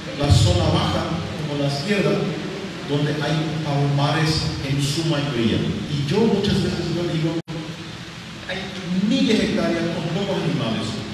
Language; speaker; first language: Spanish; non-native, local second language; German